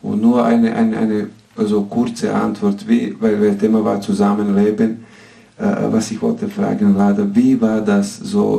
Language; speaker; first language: German; non-native, fluent; Serbian